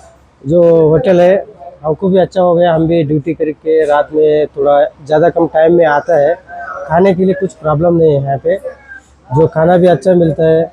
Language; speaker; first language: Hindi; non-native, learner; Bangla